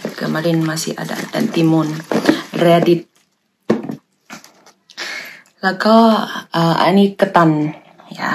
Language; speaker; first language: Indonesian; non-native, fluent; Thai